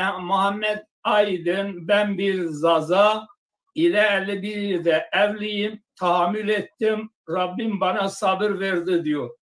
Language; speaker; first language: Turkish; non-native, local second language; Zaza